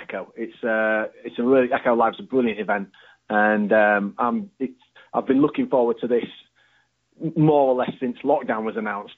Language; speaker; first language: English; native; English